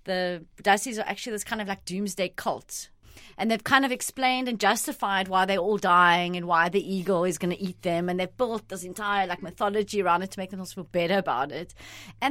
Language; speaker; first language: English; non-native, local second language; Italian